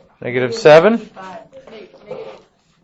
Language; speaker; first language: English; native; English